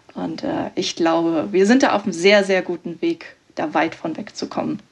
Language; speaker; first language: German; native; German